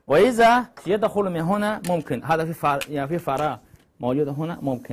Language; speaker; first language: Arabic; non-native, learner; Chinese